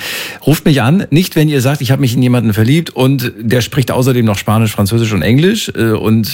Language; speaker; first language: German; native; German